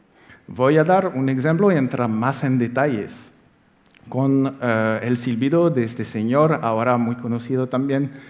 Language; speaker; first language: Spanish; non-native, fluent; French